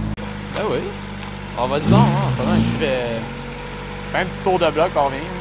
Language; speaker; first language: French; native; French